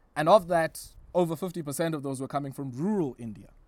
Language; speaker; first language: English; non-native, local second language; Xhosa